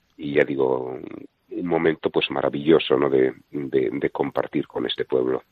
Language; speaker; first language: Spanish; native; Spanish